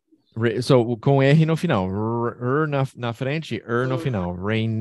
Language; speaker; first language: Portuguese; non-native, fluent; English